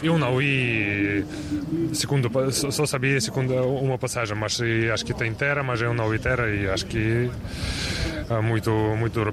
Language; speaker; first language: Portuguese; non-native, learner; Russian